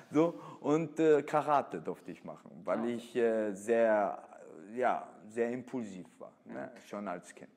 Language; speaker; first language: German; early bilingual, other home language; Italian